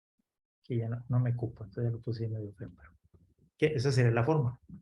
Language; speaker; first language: Spanish; native; Spanish